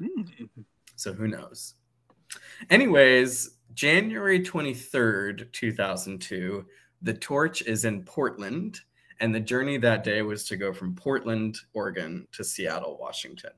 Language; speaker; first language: English; native; English